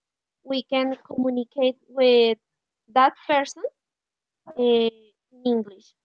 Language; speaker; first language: English; non-native, learner; Spanish